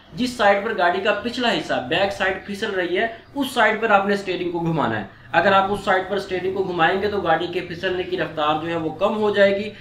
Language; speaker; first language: Urdu; non-native, local second language; Punjabi